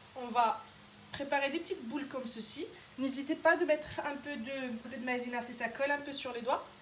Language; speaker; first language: French; non-native, local second language; Arabic